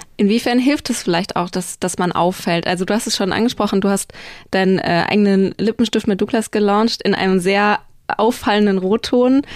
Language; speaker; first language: German; native; German